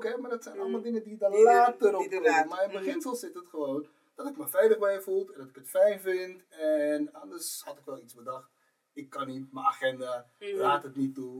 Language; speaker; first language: Dutch; native; Dutch